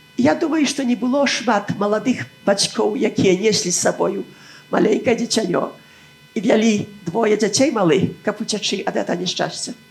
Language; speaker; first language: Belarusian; native; Belarusian